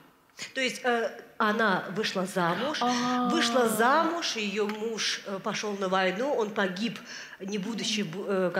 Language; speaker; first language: Russian; non-native, fluent; Azerbaijani